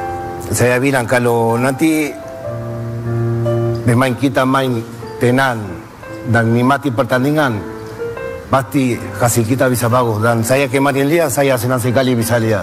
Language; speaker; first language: Indonesian; non-native, fluent; Spanish